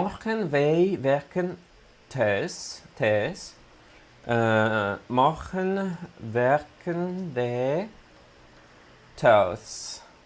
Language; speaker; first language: Dutch; non-native, fluent; Italian